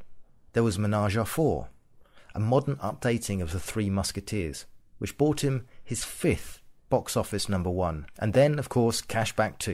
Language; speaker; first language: English; native; English